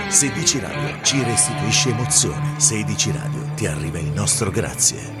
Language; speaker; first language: Italian; native; Italian